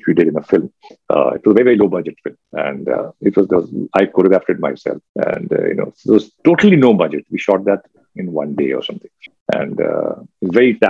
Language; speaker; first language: English; non-native, local second language; Urdu